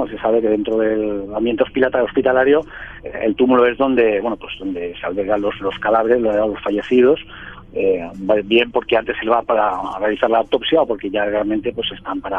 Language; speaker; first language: Spanish; native; Spanish